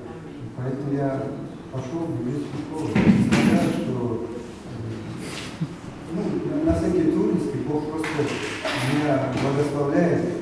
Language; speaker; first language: Russian; non-native, fluent; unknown